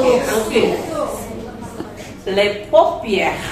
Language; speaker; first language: French; non-native, fluent; Indonesian